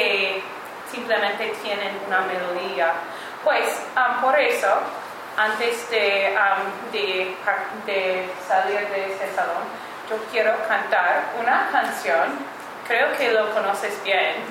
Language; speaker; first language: Spanish; non-native, learner; English